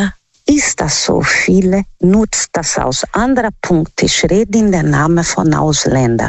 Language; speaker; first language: German; non-native, learner; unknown